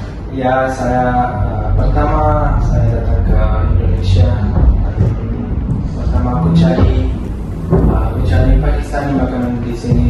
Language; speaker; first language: Indonesian; non-native, learner; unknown